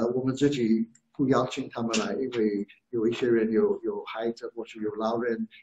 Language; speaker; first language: Chinese; non-native, fluent; English